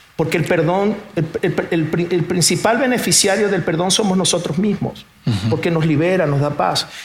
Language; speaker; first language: Spanish; early bilingual, other home language; Portuguese